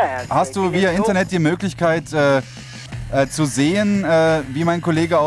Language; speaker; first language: German; native; German